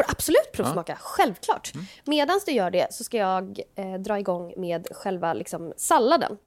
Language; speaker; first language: Swedish; native; Swedish